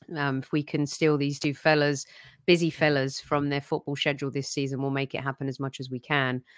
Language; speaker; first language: English; native; English